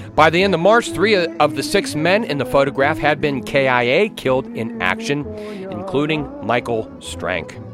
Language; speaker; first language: English; native; English